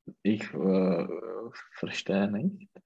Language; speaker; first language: German; non-native, learner; Czech